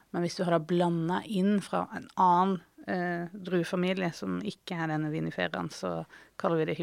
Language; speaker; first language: Norwegian; native; Norwegian